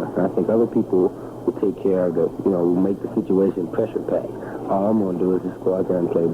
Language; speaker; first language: English; native; English